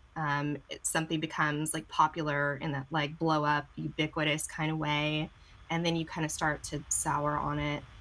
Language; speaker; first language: English; native; English